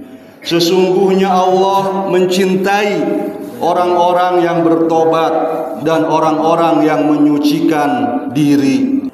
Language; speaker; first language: Indonesian; native; Indonesian